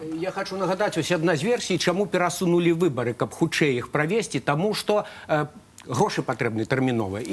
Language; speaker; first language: Belarusian; native; Belarusian